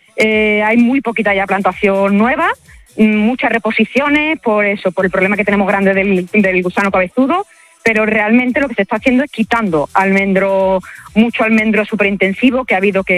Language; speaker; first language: Spanish; native; Spanish